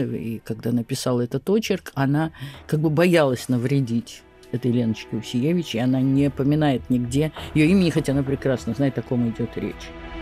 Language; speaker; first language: Russian; native; Russian